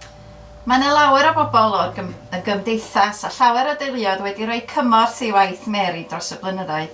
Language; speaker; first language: Welsh; non-native, local second language; Spanish